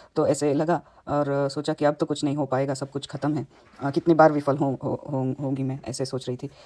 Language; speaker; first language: Hindi; non-native, local second language; Tamil